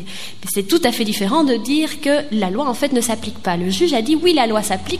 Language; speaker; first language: French; native; French